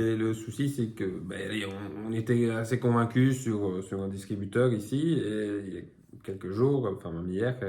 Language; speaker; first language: French; native; French